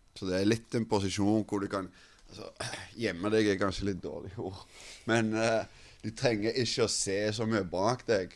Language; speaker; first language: Norwegian; non-native, fluent; Finnish